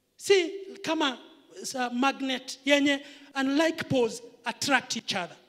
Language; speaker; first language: English; non-native, local second language; Swahili